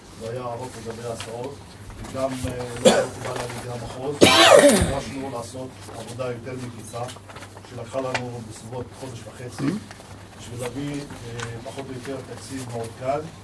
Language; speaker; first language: Hebrew; non-native, local second language; Arabic